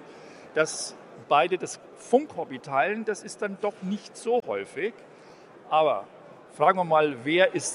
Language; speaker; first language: German; native; German